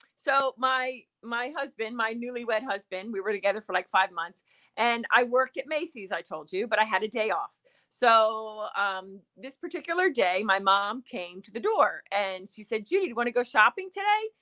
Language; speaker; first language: English; native; English